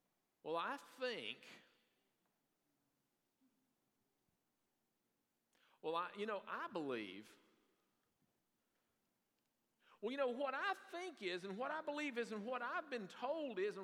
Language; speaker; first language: English; native; English